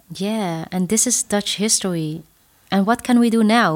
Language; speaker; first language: English; non-native, fluent; Dutch